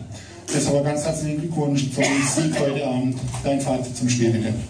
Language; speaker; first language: German; native; German